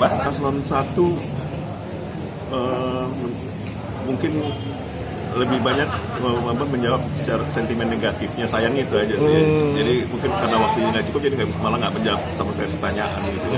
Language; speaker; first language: Indonesian; native; Indonesian